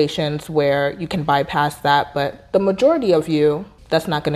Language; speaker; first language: English; native; English